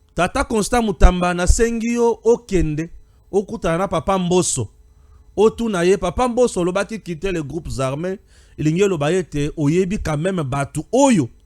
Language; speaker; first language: Lingala; non-native, local second language; Luba-Lulua